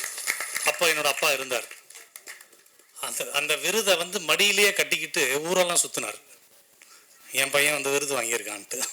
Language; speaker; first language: Tamil; native; Tamil